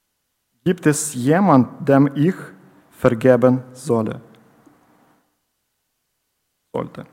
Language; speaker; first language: German; non-native, learner; Ukrainian